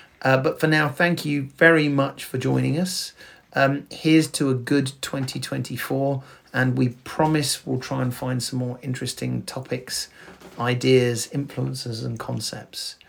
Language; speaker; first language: English; native; English